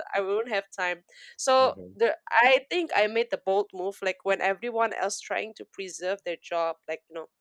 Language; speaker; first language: English; non-native, fluent; Indonesian